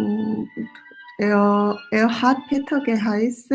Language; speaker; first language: German; non-native, learner; Korean